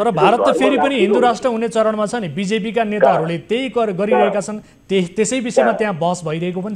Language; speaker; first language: Nepali; native; Nepali